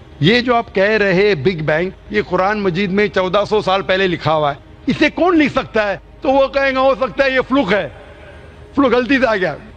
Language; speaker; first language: Urdu; non-native, local second language; Konkani